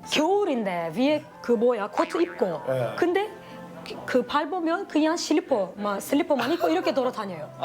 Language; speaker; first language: Korean; non-native, fluent; Turkish